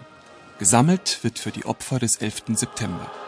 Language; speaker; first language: German; native; German